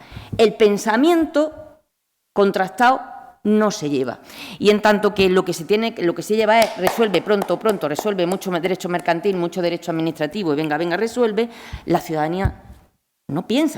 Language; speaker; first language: Spanish; native; Spanish